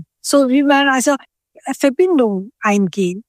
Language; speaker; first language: German; early bilingual, other home language; Turkish